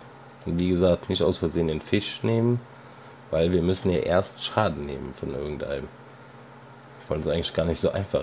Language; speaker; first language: German; native; German